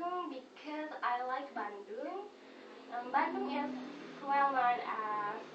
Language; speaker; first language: English; non-native, fluent; Indonesian